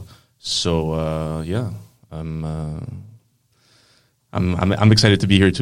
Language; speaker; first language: English; non-native, fluent; Greek